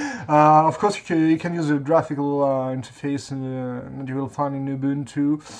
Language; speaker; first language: English; non-native, fluent; French